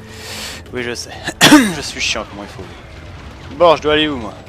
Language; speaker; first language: French; native; French